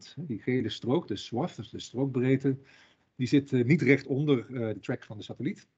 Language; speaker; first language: Dutch; native; Dutch